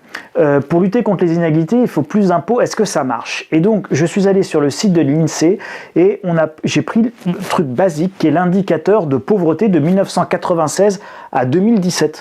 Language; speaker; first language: French; native; French